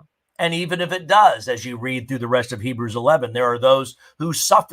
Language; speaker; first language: English; native; English